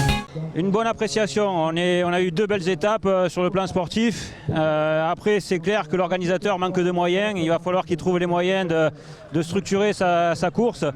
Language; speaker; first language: French; native; French